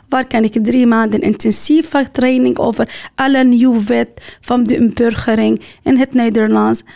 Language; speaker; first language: Dutch; non-native, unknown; Arabic